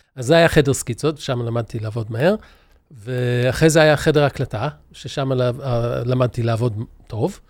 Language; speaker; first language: Hebrew; early bilingual, other home language; English